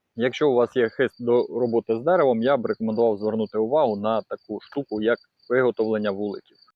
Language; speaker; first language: Ukrainian; native; Ukrainian